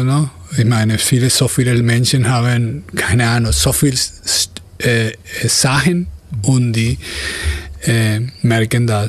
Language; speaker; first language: German; non-native, fluent; Spanish